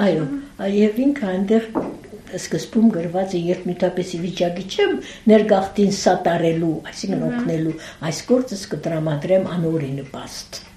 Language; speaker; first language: Armenian; early bilingual, heritage; Armenian